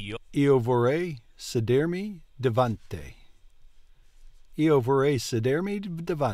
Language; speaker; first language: Italian; non-native, learner; English